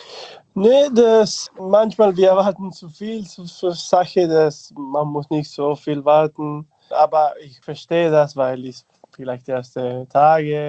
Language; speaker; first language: German; non-native, learner; Spanish